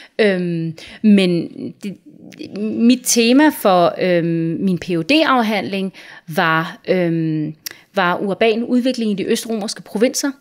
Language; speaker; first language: Danish; native; Danish